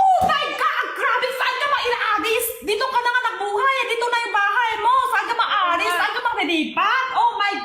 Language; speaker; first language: Filipino; non-native, learner; Chinese